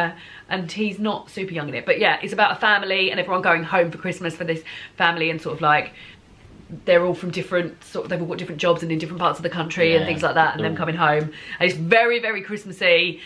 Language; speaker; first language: English; native; English